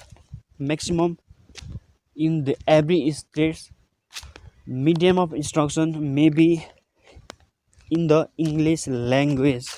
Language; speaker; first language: English; non-native, local second language; Nepali